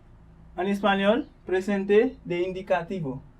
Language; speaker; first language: Spanish; non-native, fluent; Haitian Creole